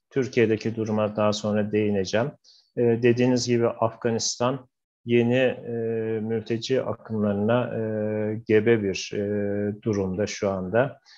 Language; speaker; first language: Turkish; native; Turkish